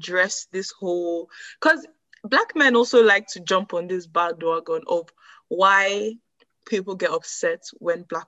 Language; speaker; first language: English; non-native, local second language; Yoruba